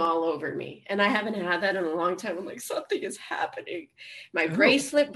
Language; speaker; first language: English; native; English